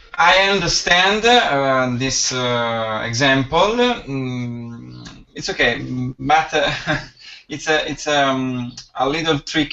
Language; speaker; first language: English; non-native, learner; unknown